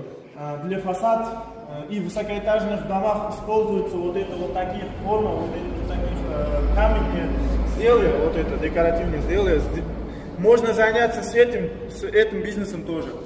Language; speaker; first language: Russian; non-native, fluent; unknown